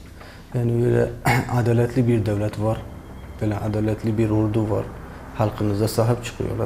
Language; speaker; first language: Turkish; non-native, learner; Kurdish